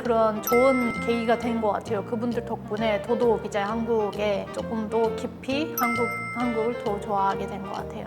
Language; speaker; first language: Korean; non-native, fluent; Turkish